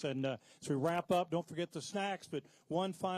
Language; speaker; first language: English; native; English